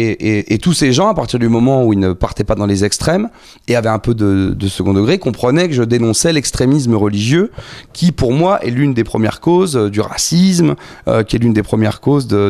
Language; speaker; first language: French; native; French